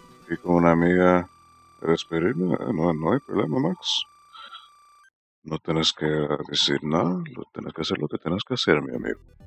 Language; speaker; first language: Spanish; non-native, learner; English